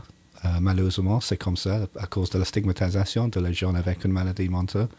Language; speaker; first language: French; non-native, learner; English